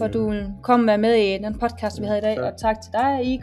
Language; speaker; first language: Danish; native; Danish